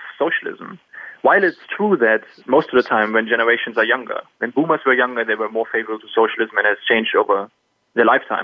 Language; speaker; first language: English; non-native, fluent; German